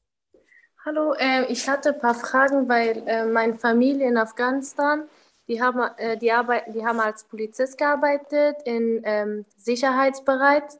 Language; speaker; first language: German; early bilingual, other home language; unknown